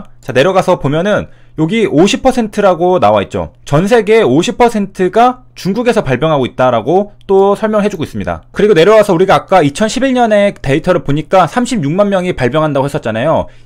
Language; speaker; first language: Korean; native; Korean